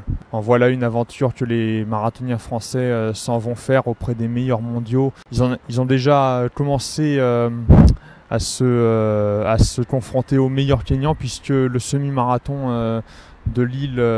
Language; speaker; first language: French; native; French